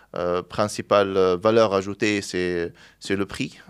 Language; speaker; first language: French; non-native, local second language; Arabic